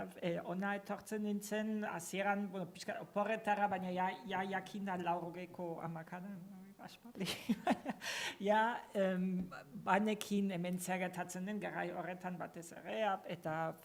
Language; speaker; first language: Basque; non-native, fluent; German